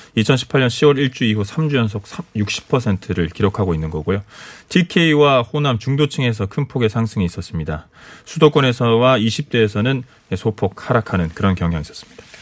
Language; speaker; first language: Korean; native; Korean